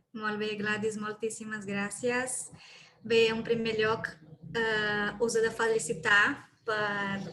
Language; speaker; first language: Catalan; non-native, fluent; Portuguese